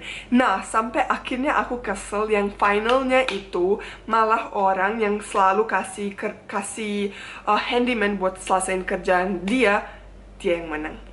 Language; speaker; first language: Indonesian; non-native, fluent; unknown